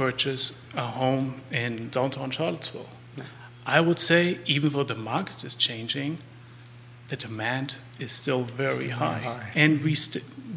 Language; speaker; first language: English; non-native, fluent; German